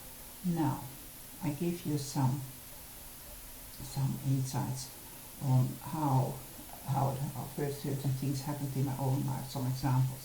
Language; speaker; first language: English; non-native, fluent; Dutch